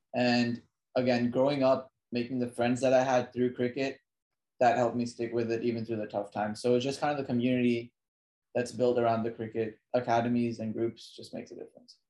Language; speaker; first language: English; native; English